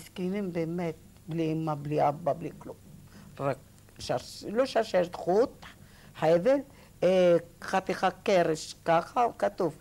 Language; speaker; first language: Hebrew; non-native, learner; Arabic